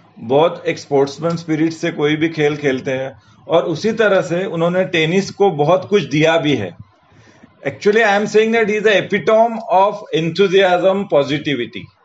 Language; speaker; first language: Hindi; non-native, local second language; Marathi